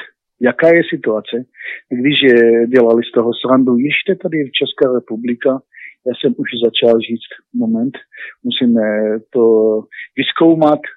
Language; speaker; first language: Czech; non-native, learner; Hebrew